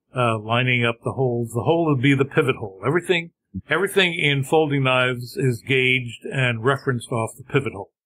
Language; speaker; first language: English; native; English